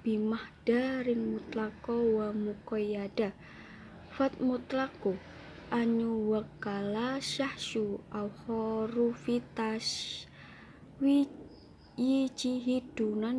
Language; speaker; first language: Arabic; non-native, learner; Indonesian